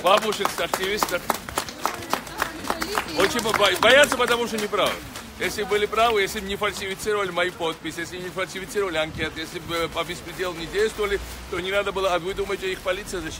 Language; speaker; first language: Ukrainian; non-native, learner; Georgian